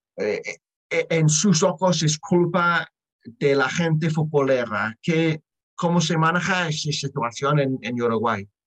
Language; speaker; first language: Spanish; non-native, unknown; English